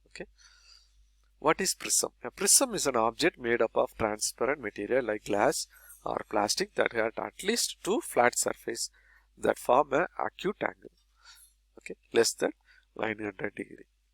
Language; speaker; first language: English; non-native, local second language; Tamil